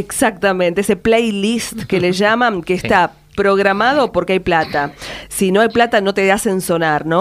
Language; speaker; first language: Spanish; native; Spanish